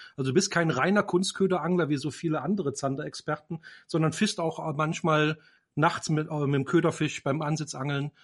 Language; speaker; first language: German; native; German